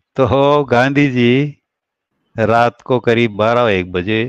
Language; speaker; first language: Hindi; native; Hindi